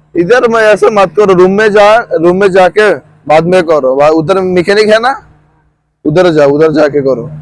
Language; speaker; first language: Hindi; non-native, fluent; Bangla